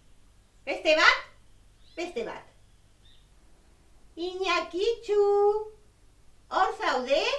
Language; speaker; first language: Basque; non-native, learner; Spanish